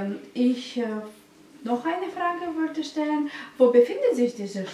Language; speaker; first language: German; non-native, learner; Russian